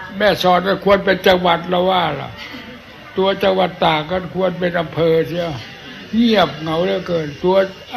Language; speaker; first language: Thai; non-native, local second language; Northeastern Thai